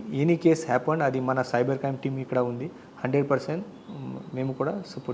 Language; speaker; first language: Telugu; non-native, learner; Marathi